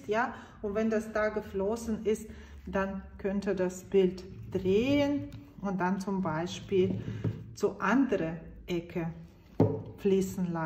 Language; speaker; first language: German; non-native, fluent; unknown